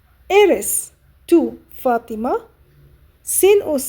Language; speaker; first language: Spanish; non-native, fluent; Arabic